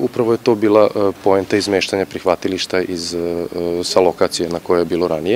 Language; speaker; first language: Serbian; native; Serbian